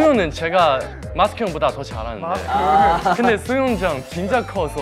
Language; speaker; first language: Korean; non-native, fluent; Chinese